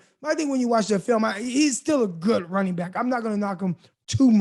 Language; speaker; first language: English; native; English